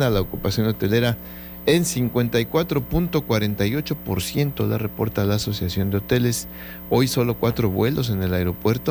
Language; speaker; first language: Spanish; native; Spanish